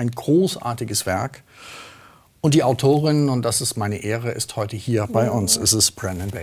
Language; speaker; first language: German; native; German